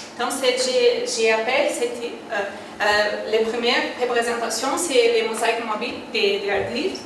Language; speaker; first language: French; non-native, learner; Portuguese